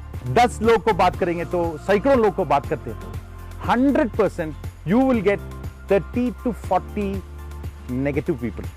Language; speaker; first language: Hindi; non-native, local second language; Tamil